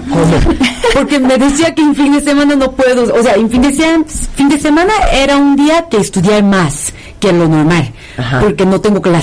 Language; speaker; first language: Spanish; non-native, fluent; Korean